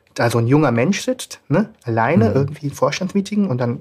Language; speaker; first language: German; native; German